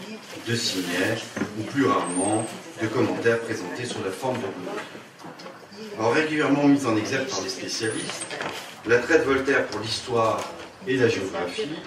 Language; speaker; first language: French; native; French